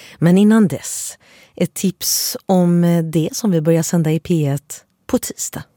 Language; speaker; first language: Swedish; native; Swedish